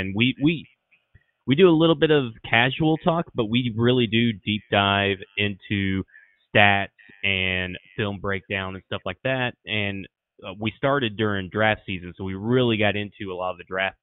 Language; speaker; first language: English; native; English